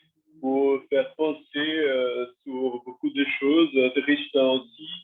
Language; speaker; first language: French; non-native, learner; Portuguese